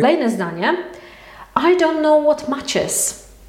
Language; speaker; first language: English; non-native, fluent; Polish